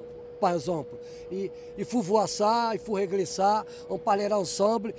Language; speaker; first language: French; non-native, fluent; Portuguese